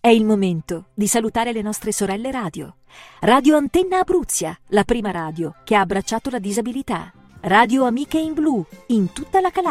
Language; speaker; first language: Italian; native; Italian